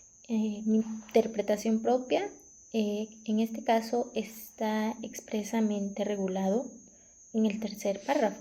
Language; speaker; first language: Spanish; native; Spanish